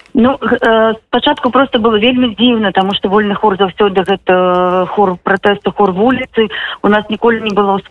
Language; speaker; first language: Belarusian; non-native, local second language; Russian